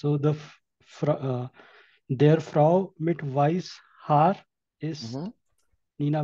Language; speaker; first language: German; non-native, learner; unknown